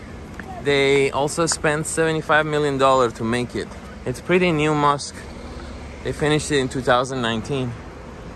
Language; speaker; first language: English; non-native, fluent; Persian